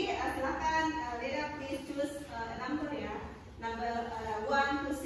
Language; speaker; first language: English; non-native, fluent; Indonesian